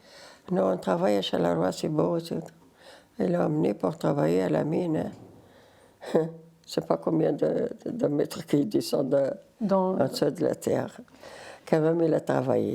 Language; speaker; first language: French; non-native, learner; Riffian